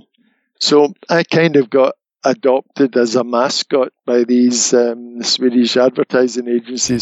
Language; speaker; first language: English; native; English